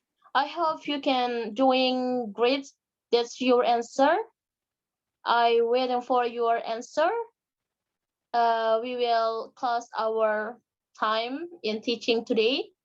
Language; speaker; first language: English; non-native, learner; Indonesian